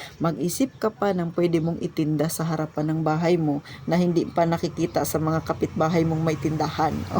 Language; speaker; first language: Filipino; non-native, local second language; Cebuano